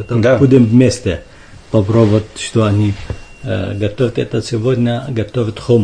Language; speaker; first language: Russian; non-native, fluent; Arabic